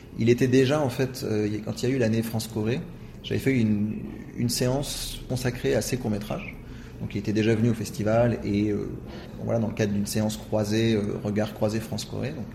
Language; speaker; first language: French; native; French